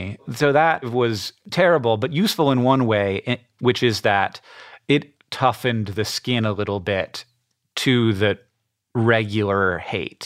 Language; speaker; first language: English; native; English